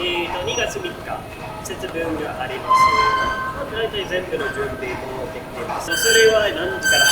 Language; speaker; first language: Japanese; non-native, learner; English